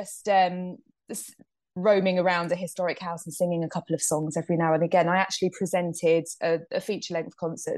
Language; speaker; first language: English; native; English